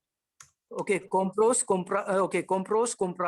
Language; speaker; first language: Spanish; non-native, learner; Hindi